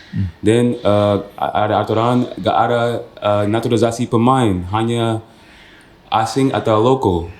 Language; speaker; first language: Indonesian; non-native, fluent; English